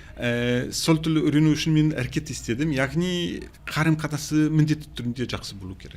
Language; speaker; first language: Kazakh; non-native, fluent; Polish